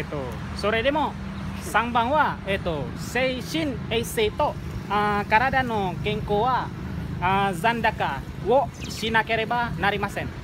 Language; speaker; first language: Japanese; non-native, learner; Indonesian